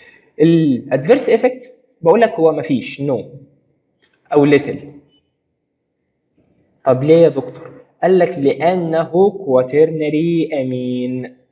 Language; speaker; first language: Arabic; native; Arabic